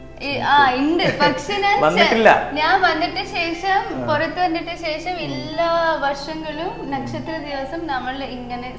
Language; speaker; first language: Malayalam; early bilingual, heritage; Malayalam